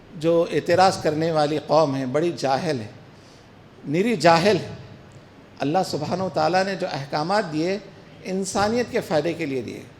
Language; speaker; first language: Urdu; native; Urdu